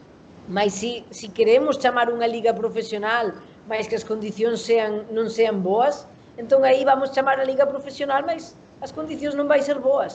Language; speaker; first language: Portuguese; non-native, learner; Spanish